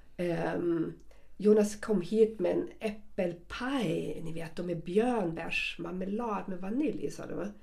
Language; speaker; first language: Swedish; non-native, fluent; German